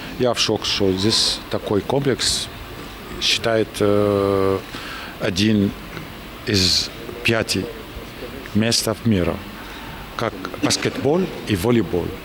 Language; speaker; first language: Russian; non-native, learner; Arabic